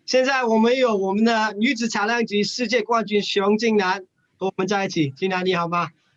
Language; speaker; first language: Chinese; non-native, fluent; English